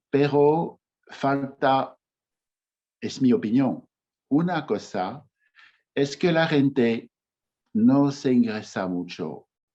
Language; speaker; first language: Spanish; non-native, fluent; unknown